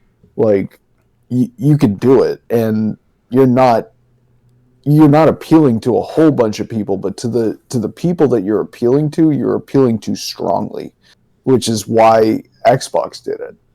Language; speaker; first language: English; native; English